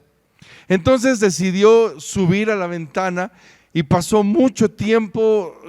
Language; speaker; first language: Spanish; native; Spanish